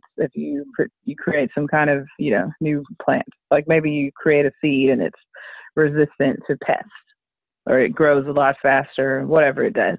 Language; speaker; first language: English; native; English